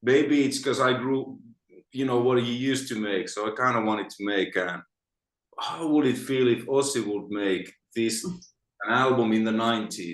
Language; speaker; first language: English; non-native, fluent; Finnish